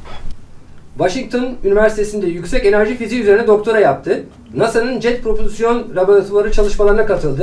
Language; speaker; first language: Turkish; native; Turkish